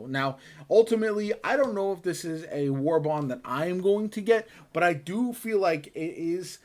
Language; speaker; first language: English; native; English